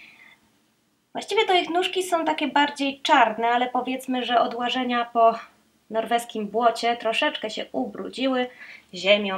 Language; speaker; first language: Polish; native; Polish